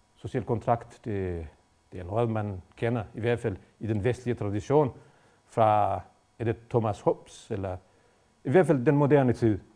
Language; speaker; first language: Danish; non-native, fluent; Bosnian